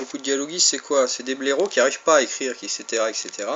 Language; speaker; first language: French; native; French